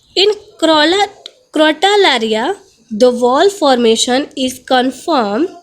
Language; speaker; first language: English; non-native, local second language; Gujarati